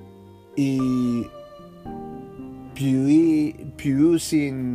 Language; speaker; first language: Greek; non-native, learner; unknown